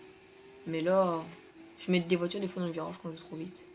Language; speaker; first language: French; native; French